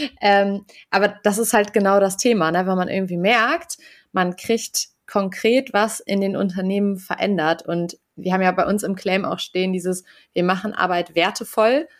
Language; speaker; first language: German; native; German